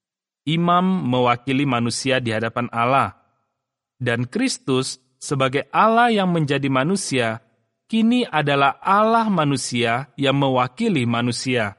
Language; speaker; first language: Indonesian; native; Indonesian